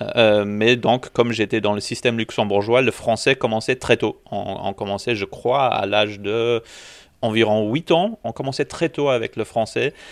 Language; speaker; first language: French; non-native, local second language; English